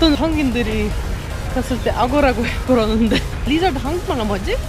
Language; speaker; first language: Korean; non-native, fluent; Lithuanian